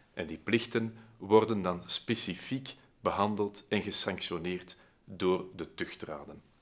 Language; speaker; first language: Dutch; native; Dutch